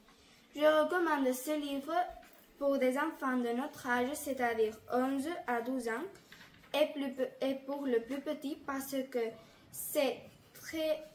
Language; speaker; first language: French; non-native, learner; Catalan